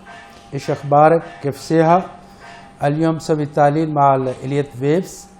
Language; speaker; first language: Arabic; non-native, learner; Urdu